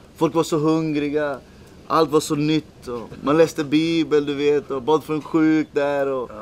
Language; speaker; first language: Swedish; early bilingual, other home language; Spanish